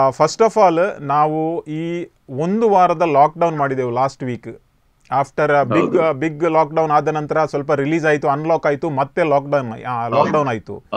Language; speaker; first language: Kannada; non-native, local second language; Konkani